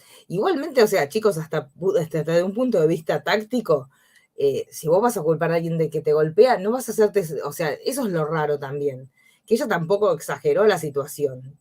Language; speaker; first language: Spanish; native; Spanish